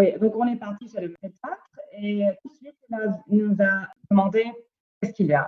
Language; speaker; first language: French; non-native, fluent; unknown